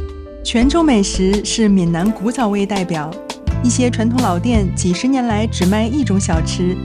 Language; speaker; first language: Chinese; native; Chinese